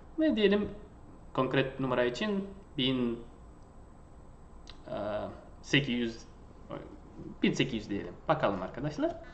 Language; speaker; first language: Turkish; non-native, fluent; Russian